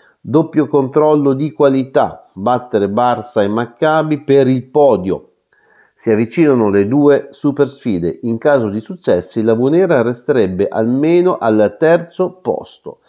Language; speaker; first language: Italian; native; Italian